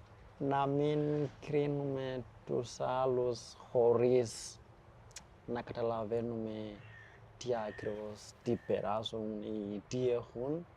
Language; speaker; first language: Greek; non-native, fluent; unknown